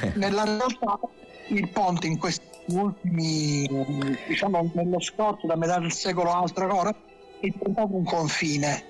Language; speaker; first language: Italian; native; Italian